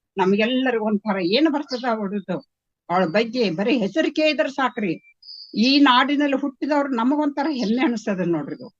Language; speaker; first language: Kannada; native; Kannada